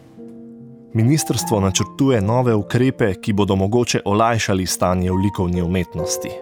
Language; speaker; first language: Slovenian; native; Slovenian